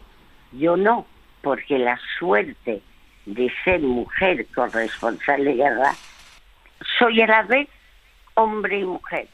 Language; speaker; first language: Spanish; early bilingual, other home language; French